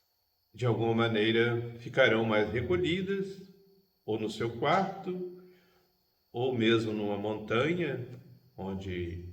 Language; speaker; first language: Portuguese; native; Portuguese